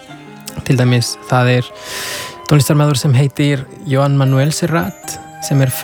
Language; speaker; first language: Icelandic; non-native, fluent; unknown